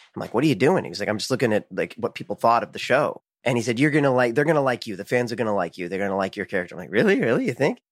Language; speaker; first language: English; native; English